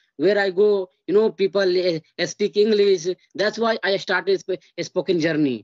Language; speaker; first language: English; non-native, learner; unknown